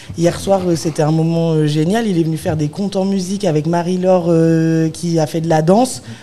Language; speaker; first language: French; native; French